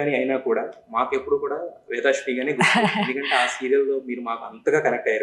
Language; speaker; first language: Telugu; native; Telugu